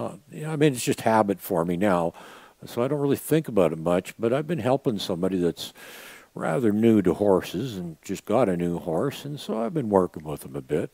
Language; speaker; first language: English; native; English